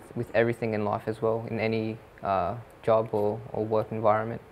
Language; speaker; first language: English; native; English